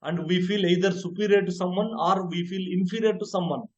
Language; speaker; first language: English; non-native, local second language; Telugu